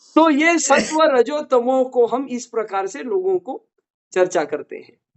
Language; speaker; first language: Hindi; non-native, local second language; Marathi